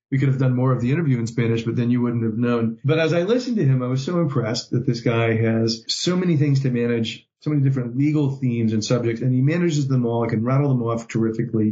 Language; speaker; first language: English; native; English